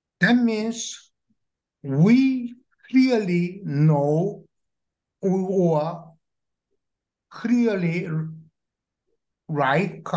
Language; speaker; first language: English; non-native, learner; Korean